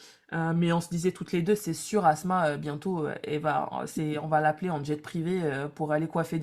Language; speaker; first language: French; native; French